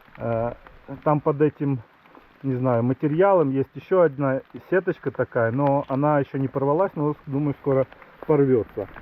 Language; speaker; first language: Russian; non-native, local second language; Ukrainian